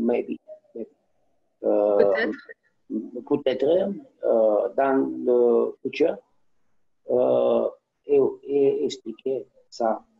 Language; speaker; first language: French; non-native, learner; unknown